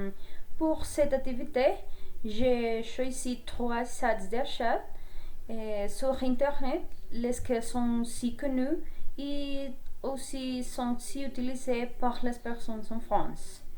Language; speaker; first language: French; non-native, learner; Spanish